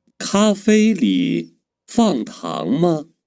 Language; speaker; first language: Chinese; non-native, learner; Urdu